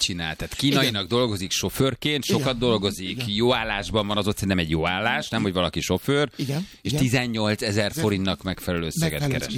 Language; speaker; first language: Hungarian; native; Hungarian